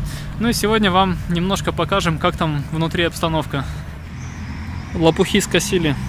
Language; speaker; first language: Russian; native; Russian